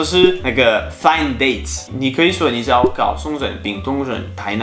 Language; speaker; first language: Chinese; non-native, fluent; French